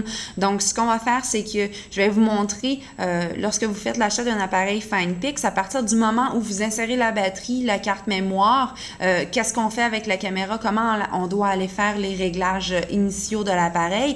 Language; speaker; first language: French; native; French